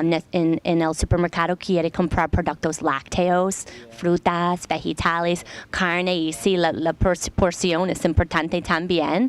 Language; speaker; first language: Spanish; non-native, learner; English